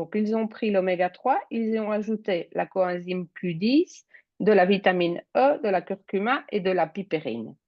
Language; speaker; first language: French; native; French